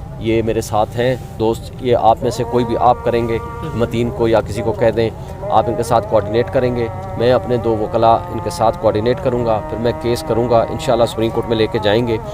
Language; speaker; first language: Urdu; non-native, local second language; Saraiki